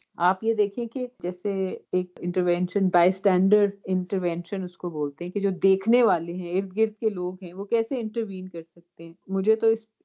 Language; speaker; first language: Urdu; native; Urdu